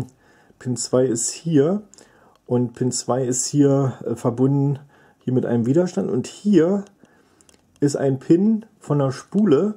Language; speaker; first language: German; native; German